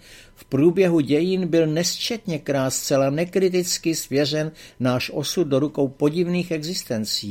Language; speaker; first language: Czech; native; Czech